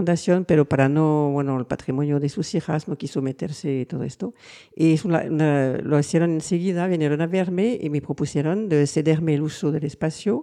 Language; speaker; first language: Spanish; non-native, fluent; French